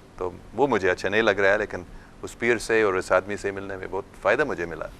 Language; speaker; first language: Urdu; non-native, local second language; English